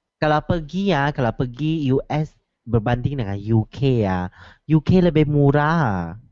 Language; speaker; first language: Malay; non-native, local second language; Chinese